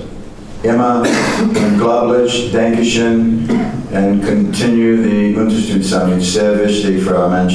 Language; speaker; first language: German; non-native, learner; English